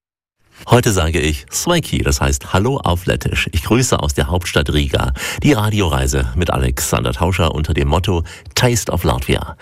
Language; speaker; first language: German; native; German